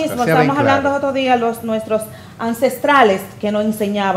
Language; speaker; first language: Spanish; native; Spanish